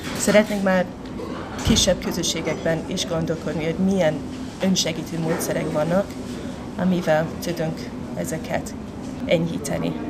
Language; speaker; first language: Hungarian; non-native, fluent; English